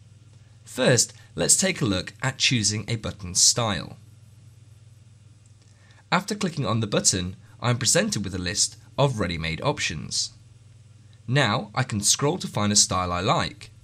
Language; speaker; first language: English; native; English